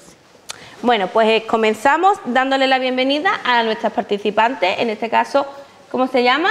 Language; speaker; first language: Spanish; native; Spanish